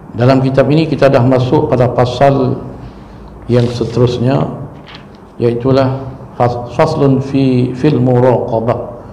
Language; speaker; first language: Malay; native; Malay